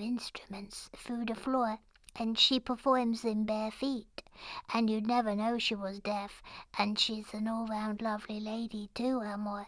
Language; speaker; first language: English; native; English